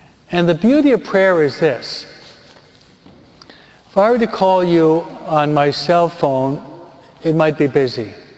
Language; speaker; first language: English; native; English